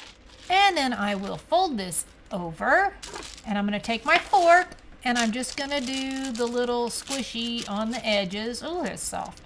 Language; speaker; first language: English; native; English